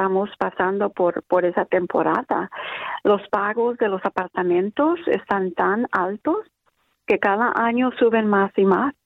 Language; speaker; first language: Spanish; early bilingual, other home language; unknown